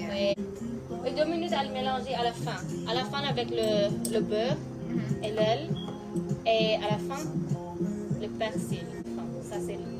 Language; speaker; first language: French; non-native, fluent; English